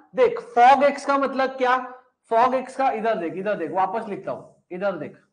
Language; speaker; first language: Hindi; non-native, local second language; Marathi